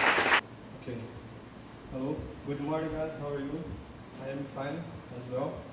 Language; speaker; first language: English; non-native, fluent; Portuguese